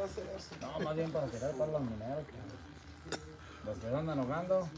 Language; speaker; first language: Spanish; native; Spanish